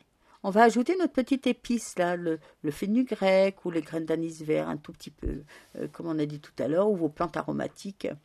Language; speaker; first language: French; native; French